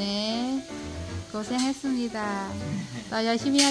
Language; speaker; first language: Korean; non-native, learner; Vietnamese